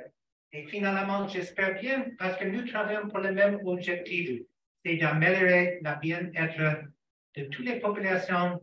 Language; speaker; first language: French; non-native, fluent; English